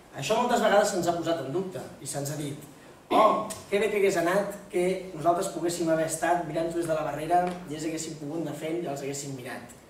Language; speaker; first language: Catalan; native; Catalan